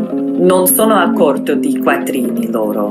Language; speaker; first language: Italian; non-native, fluent; English